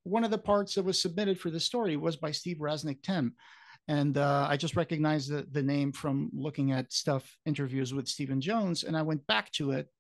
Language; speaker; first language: English; non-native, fluent; Portuguese